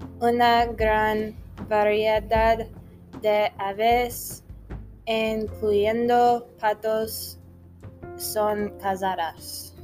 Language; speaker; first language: Spanish; non-native, learner; English